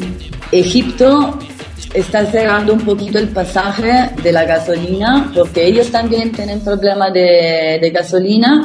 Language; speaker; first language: Spanish; non-native, fluent; Italian